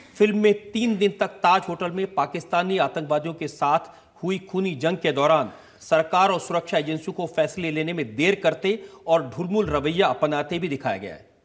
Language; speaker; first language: Hindi; native; Hindi